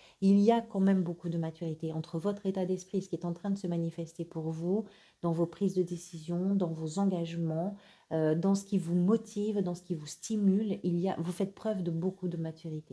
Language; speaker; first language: French; native; French